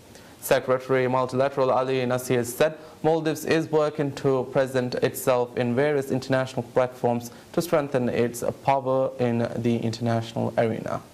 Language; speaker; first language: English; non-native, local second language; Divehi